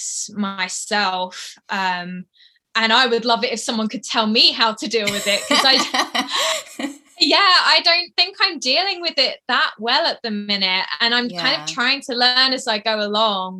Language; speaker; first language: English; native; English